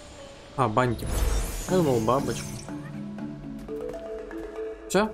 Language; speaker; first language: Russian; native; Russian